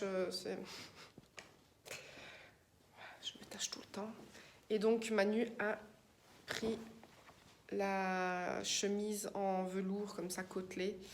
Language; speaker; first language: French; native; French